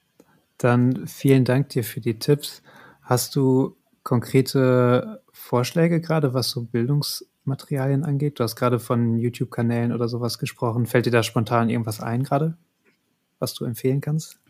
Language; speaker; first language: German; native; German